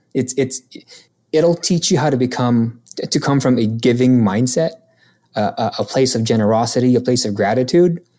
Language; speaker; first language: English; non-native, local second language; Filipino